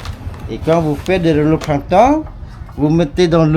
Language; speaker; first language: French; non-native, learner; Khmer